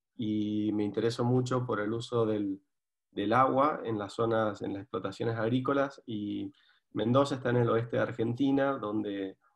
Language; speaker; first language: Spanish; native; Spanish